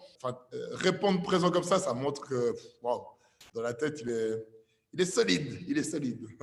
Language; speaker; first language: French; native; French